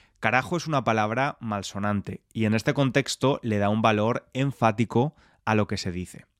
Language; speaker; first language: Spanish; native; Spanish